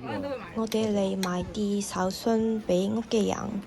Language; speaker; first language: Cantonese; non-native, learner; Japanese